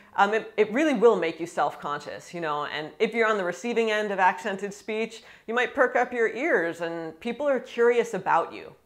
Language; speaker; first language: English; native; English